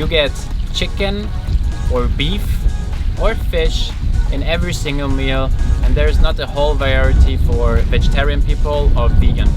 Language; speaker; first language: English; non-native, fluent; German